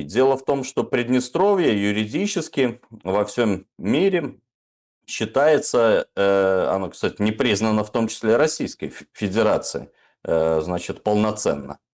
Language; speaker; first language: Russian; native; Russian